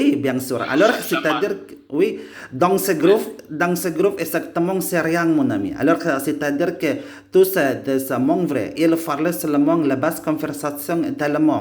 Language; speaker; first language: French; non-native, learner; Indonesian